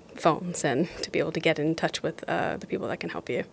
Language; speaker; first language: English; native; English